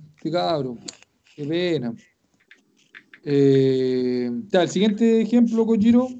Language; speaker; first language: Spanish; native; Spanish